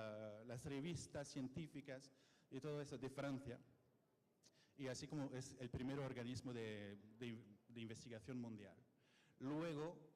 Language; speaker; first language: Spanish; non-native, fluent; French